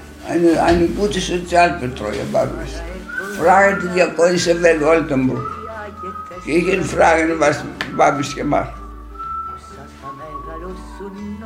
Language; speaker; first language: German; non-native, learner; Greek